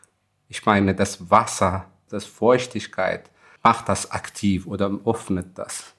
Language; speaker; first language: German; non-native, fluent; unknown